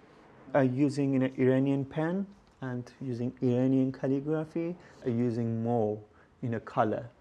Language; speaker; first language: English; non-native, learner; Persian